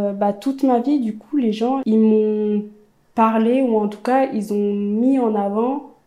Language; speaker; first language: French; early bilingual, other home language; Amharic